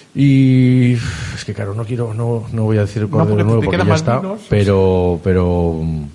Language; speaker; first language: Spanish; native; Spanish